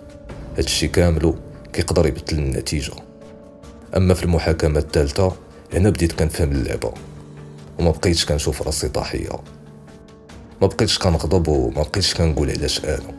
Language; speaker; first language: Arabic; native; Arabic